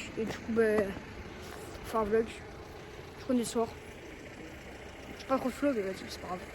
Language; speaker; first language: French; native; French